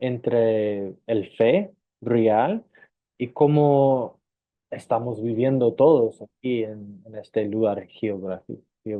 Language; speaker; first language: Spanish; non-native, fluent; English